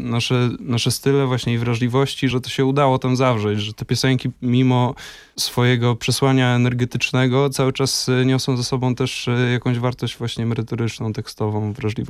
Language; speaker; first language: Polish; native; Polish